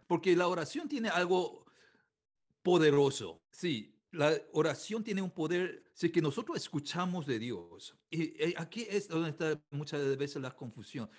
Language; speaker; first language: Spanish; non-native, fluent; Korean